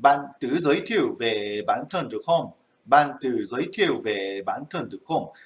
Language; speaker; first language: Vietnamese; non-native, fluent; Korean